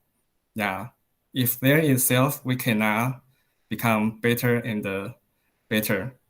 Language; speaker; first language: English; non-native, learner; Chinese